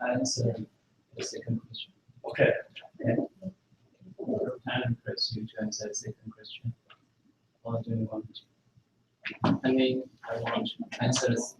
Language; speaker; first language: English; non-native, fluent; Chinese